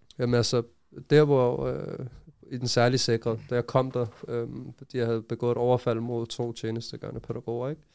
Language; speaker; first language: Danish; early bilingual, other home language; Arabic